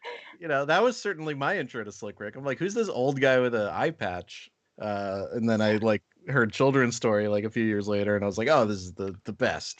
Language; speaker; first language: English; native; English